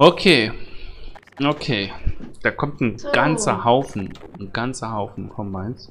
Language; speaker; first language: German; native; German